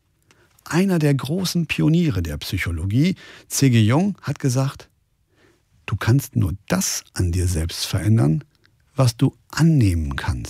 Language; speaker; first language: German; native; German